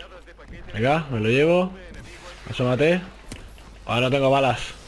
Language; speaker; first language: Spanish; native; Spanish